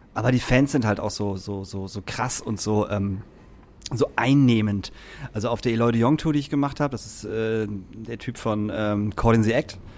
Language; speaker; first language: German; native; German